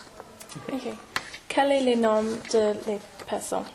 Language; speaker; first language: French; non-native, learner; English